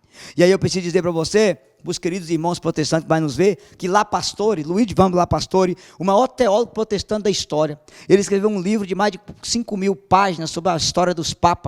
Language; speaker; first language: Portuguese; native; Portuguese